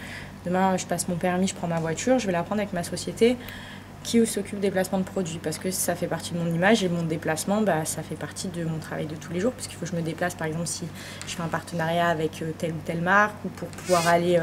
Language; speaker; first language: French; native; French